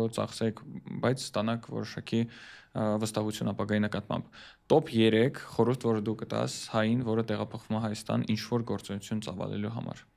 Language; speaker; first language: Armenian; early bilingual, heritage; Armenian